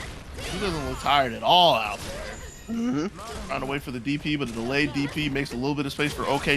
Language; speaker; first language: English; native; English